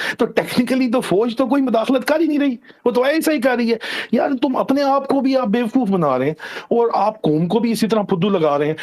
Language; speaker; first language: Urdu; non-native, local second language; Punjabi